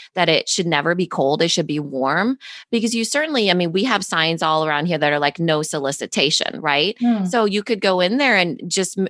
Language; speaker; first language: English; native; English